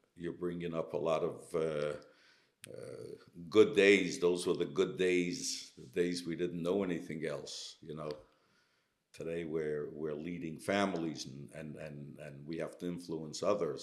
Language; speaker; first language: English; early bilingual, other home language; Yiddish